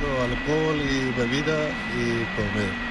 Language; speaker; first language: Spanish; non-native, learner; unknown